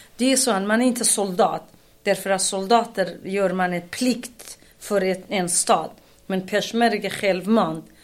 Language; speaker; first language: Swedish; non-native, fluent; Kurdish